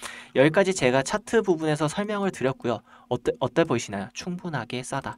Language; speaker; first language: Korean; native; Korean